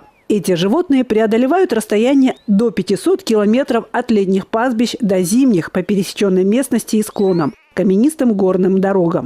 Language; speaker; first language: Russian; native; Russian